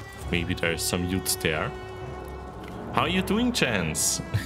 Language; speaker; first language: English; non-native, fluent; German